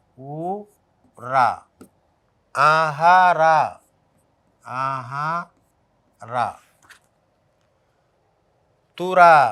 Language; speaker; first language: Persian; non-native, learner; Urdu